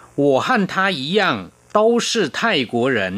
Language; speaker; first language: Chinese; non-native, fluent; Thai